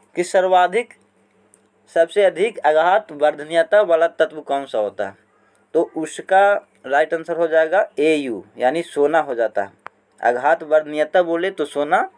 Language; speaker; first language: Hindi; native; Hindi